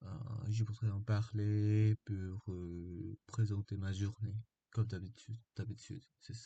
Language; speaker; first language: French; non-native, learner; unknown